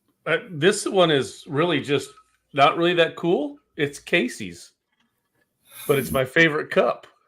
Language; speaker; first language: English; native; English